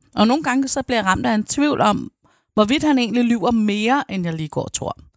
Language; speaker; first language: Danish; native; Danish